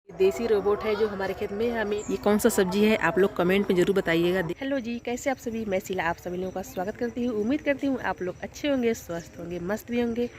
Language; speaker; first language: Hindi; non-native, local second language; Bhojpuri